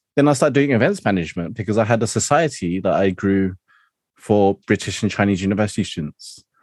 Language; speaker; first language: English; non-native, local second language; Cantonese